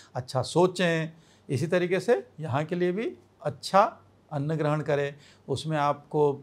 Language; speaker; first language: Hindi; native; Hindi